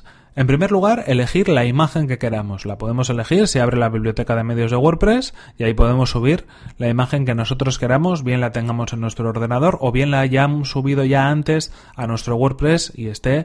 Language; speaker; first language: Spanish; native; Spanish